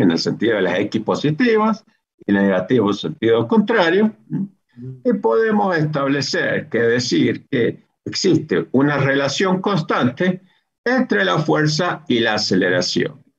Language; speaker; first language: Spanish; native; Spanish